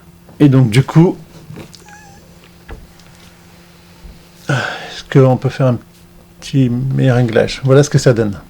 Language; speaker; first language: French; native; French